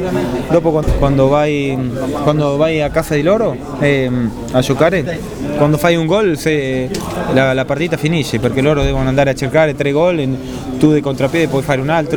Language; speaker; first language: Italian; non-native, fluent; Spanish